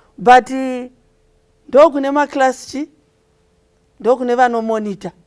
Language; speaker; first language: Shona; native; Shona